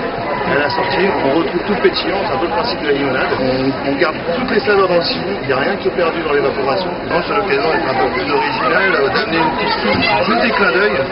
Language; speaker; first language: French; native; French